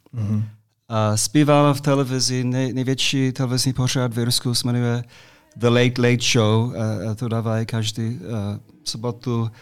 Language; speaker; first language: Czech; non-native, fluent; English